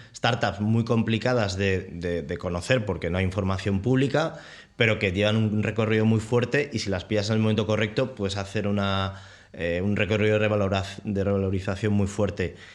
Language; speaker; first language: Spanish; native; Spanish